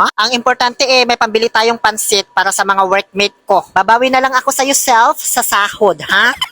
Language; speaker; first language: Filipino; non-native, local second language; Pangasinan